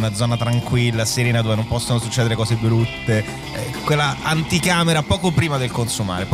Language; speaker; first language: Italian; native; Italian